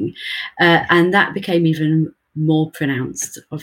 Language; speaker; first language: English; native; English